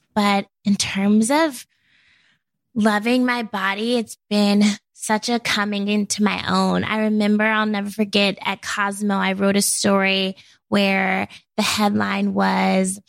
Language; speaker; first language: English; native; English